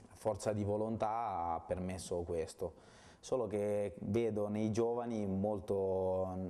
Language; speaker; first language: Italian; native; Italian